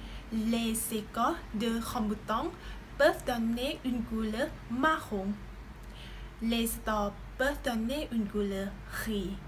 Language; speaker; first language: French; non-native, learner; Thai